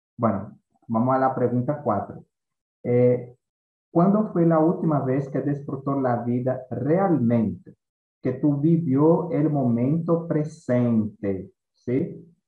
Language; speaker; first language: Spanish; non-native, fluent; Portuguese